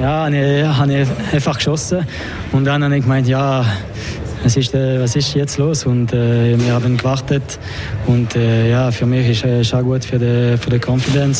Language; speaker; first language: German; non-native, local second language; French